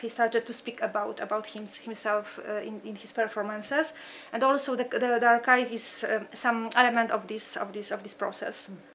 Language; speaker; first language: English; non-native, fluent; Polish